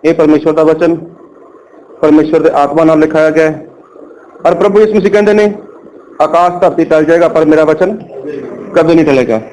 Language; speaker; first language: Hindi; non-native, local second language; Punjabi